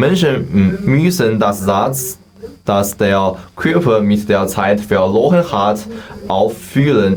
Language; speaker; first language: German; non-native, learner; Chinese